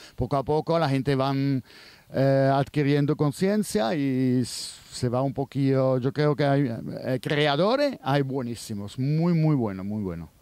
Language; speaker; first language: Spanish; non-native, fluent; Swiss German